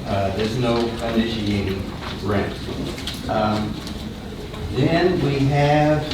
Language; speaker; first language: English; native; English